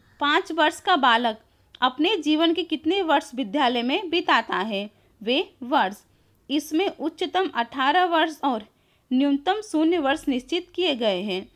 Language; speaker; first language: Hindi; non-native, local second language; Gujarati